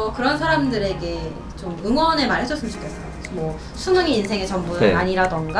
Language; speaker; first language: Korean; native; Korean